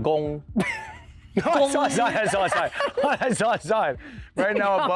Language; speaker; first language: English; native; English